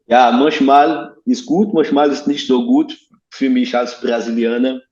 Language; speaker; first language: German; non-native, learner; Portuguese